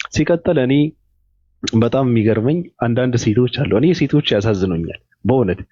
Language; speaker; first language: Amharic; native; Amharic